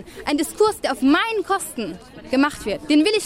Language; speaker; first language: German; native; German